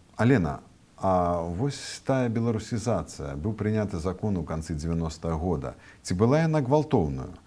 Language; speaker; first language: Belarusian; native; Belarusian